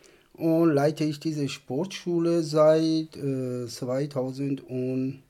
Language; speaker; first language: German; non-native, fluent; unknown